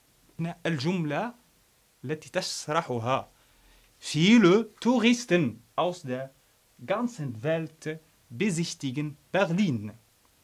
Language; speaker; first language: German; non-native, fluent; Arabic